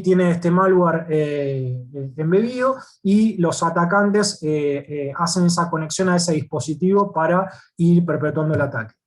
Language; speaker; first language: Spanish; native; Spanish